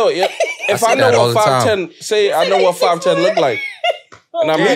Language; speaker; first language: English; native; English